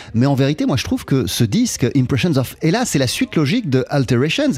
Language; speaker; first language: French; native; French